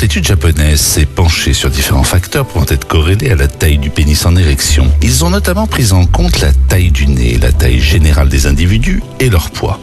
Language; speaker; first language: French; native; French